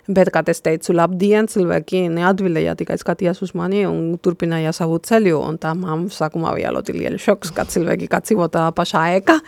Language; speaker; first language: Latvian; non-native, fluent; Spanish